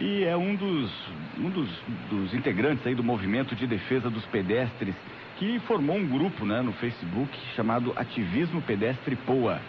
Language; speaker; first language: Portuguese; native; Portuguese